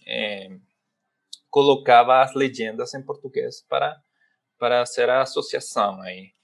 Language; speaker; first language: Portuguese; non-native, fluent; Spanish